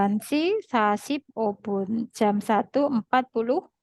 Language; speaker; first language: Korean; non-native, learner; Indonesian